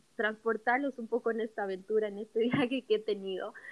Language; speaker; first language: Spanish; native; Spanish